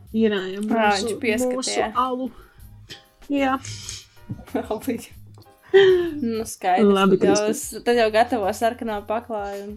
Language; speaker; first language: Latvian; native; Latvian